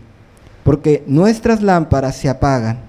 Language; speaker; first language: Spanish; native; Spanish